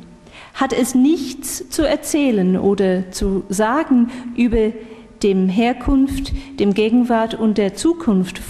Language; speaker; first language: German; non-native, fluent; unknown